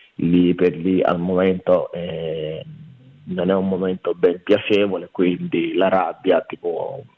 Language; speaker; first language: Italian; non-native, fluent; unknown